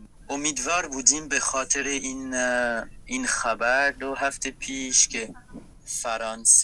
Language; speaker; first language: Persian; non-native, fluent; French